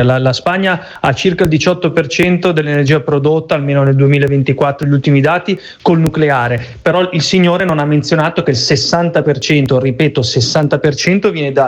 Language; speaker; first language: Italian; native; Italian